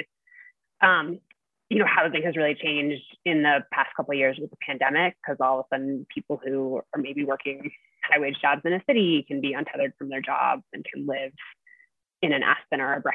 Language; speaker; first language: English; native; English